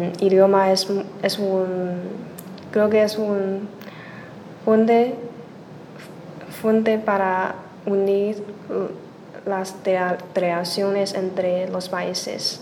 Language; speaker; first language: Spanish; non-native, learner; Chinese